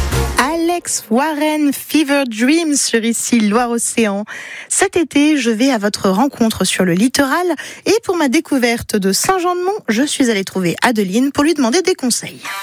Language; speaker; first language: French; native; French